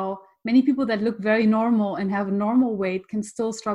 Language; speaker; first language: English; non-native, fluent; German